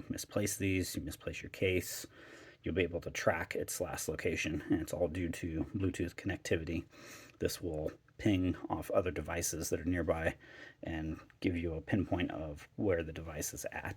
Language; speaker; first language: English; native; English